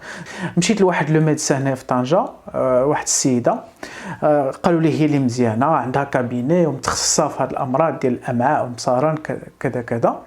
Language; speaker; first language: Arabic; native; Arabic